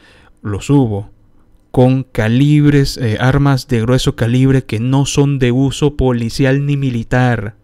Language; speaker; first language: Spanish; native; Spanish